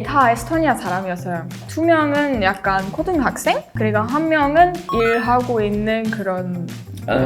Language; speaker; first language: Korean; non-native, learner; Estonian